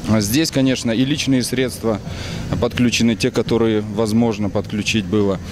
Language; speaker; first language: Russian; native; Russian